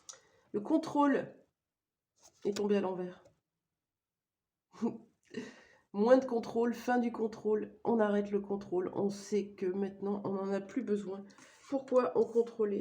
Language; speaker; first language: French; native; French